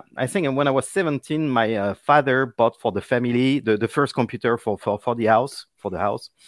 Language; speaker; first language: English; non-native, fluent; French